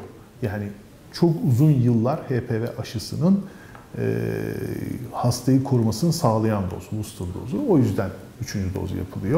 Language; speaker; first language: Turkish; native; Turkish